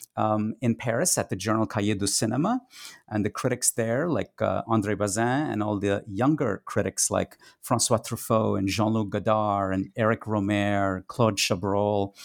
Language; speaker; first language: English; non-native, local second language; Tamil